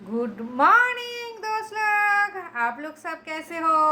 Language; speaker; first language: Hindi; non-native, local second language; Bangla